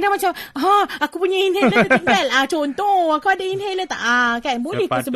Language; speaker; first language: Malay; native; Malay